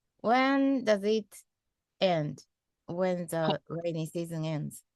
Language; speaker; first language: English; non-native, fluent; Japanese